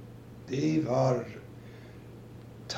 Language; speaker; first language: German; early bilingual, heritage; German